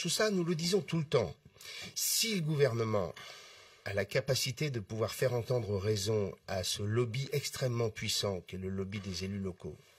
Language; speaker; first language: French; native; French